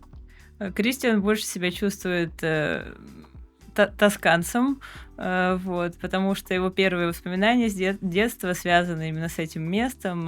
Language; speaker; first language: Russian; native; Russian